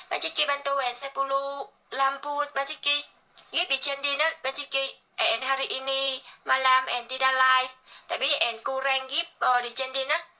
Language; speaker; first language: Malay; non-native, learner; Vietnamese